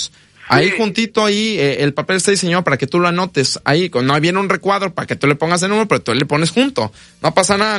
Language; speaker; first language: Spanish; native; Spanish